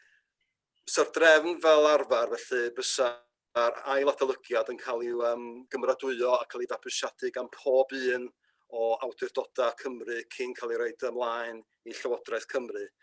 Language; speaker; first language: Welsh; native; Welsh